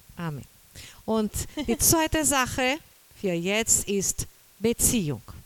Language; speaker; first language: German; non-native, fluent; Portuguese